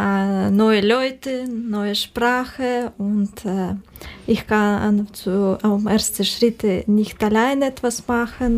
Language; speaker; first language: German; non-native, learner; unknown